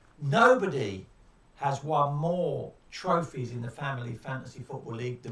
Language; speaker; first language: English; native; English